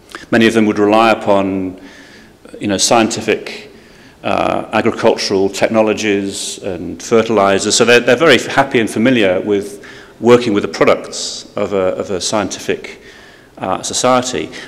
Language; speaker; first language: English; native; English